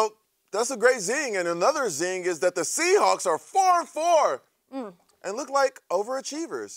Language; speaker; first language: English; native; English